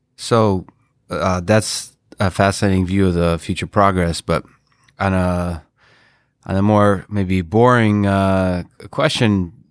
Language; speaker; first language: English; non-native, fluent; Russian